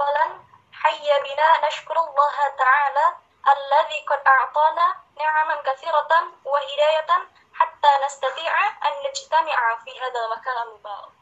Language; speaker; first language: Arabic; non-native, learner; Indonesian